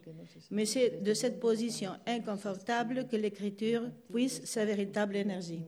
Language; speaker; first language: French; non-native, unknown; Spanish